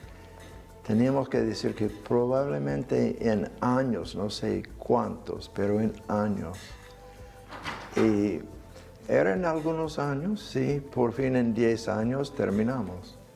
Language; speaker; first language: Spanish; non-native, fluent; English